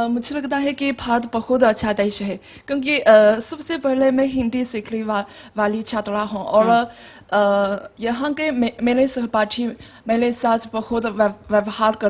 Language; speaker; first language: Hindi; non-native, learner; Chinese